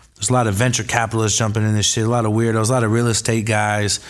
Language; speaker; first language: English; native; English